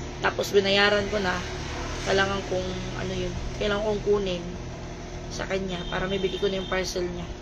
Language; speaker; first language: Filipino; non-native, local second language; Cebuano